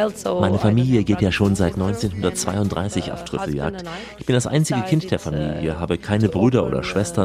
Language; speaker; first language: German; native; German